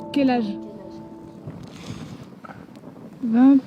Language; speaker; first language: French; native; French